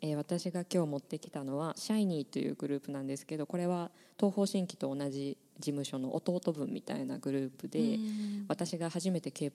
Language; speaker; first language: Japanese; native; Japanese